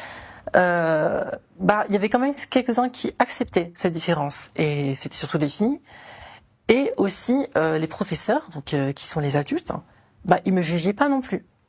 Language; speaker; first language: French; native; French